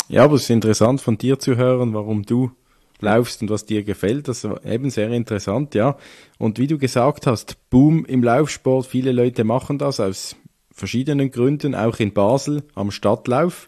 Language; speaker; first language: German; native; German